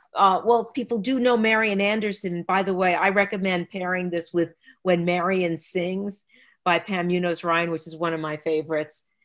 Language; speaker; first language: English; native; English